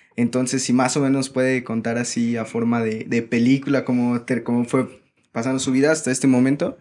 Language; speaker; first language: Spanish; native; Spanish